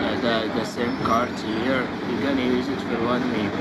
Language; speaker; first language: English; non-native, learner; Arabic